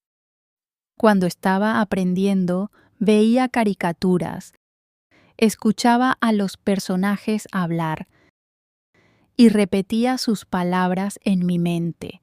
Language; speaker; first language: Spanish; non-native, fluent; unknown